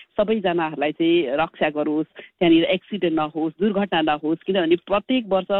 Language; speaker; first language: Nepali; native; Nepali